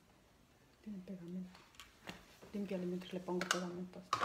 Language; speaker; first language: Spanish; native; Spanish